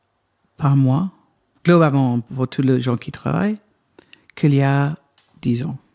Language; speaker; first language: French; non-native, fluent; English